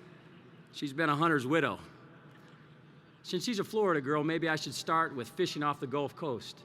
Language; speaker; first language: English; native; English